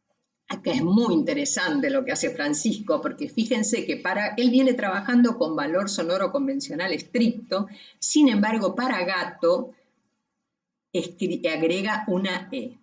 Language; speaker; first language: Spanish; native; Spanish